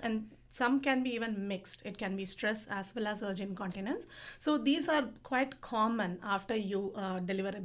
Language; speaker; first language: English; non-native, local second language; Tamil